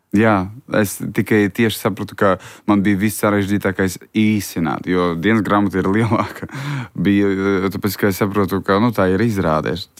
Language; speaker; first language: Latvian; non-native, local second language; Russian